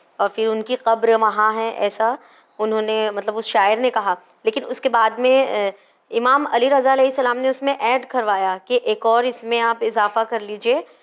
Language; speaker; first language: Hindi; native; Hindi